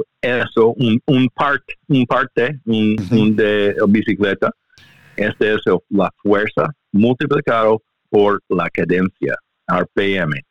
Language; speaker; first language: Spanish; non-native, learner; English